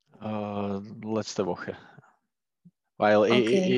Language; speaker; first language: German; non-native, learner; Czech